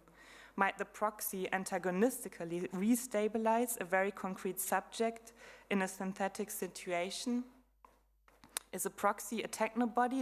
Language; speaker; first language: English; non-native, fluent; German